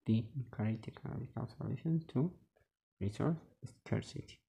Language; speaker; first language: English; non-native, local second language; Amharic